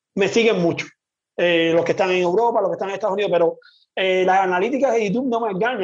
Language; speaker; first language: Spanish; native; Spanish